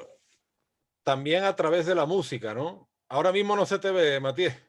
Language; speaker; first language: Spanish; native; Spanish